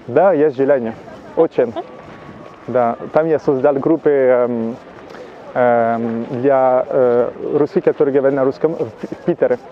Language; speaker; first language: Russian; non-native, learner; French